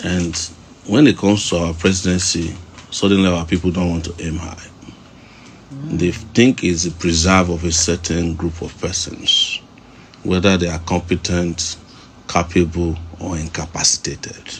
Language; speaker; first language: English; non-native, local second language; Yoruba